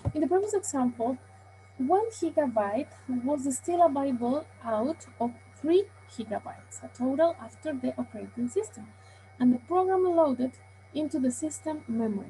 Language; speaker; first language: English; non-native, learner; Spanish